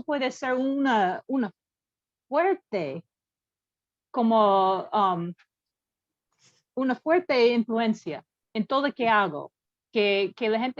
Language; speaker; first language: Spanish; non-native, learner; English